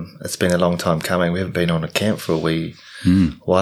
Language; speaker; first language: English; native; English